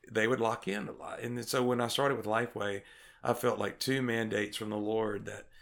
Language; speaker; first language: English; native; English